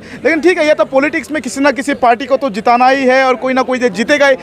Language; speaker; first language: Hindi; non-native, local second language; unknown